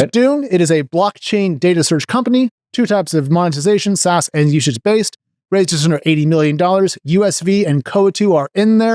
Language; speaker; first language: English; native; English